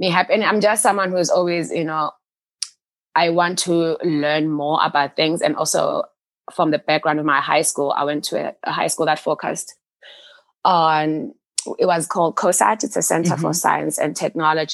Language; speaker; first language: English; non-native, local second language; Xhosa